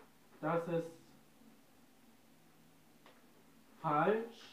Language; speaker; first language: German; non-native, learner; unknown